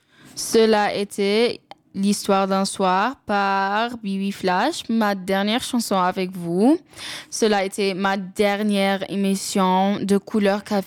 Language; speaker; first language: French; non-native, local second language; English